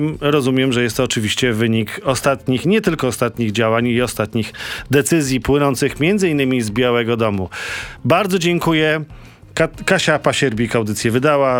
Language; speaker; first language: Polish; native; Polish